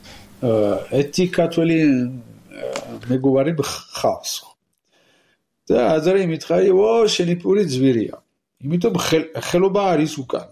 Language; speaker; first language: Georgian; non-native, learner; French